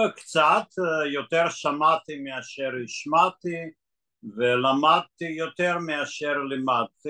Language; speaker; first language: Hebrew; non-native, fluent; Russian